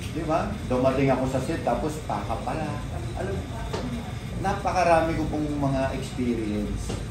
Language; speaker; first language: Filipino; native; Filipino